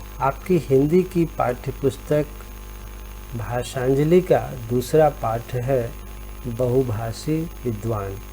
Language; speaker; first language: Hindi; native; Hindi